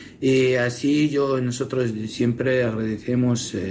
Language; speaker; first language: Spanish; non-native, learner; Assyrian Neo-Aramaic